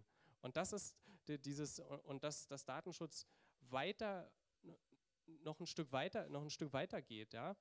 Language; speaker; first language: German; native; German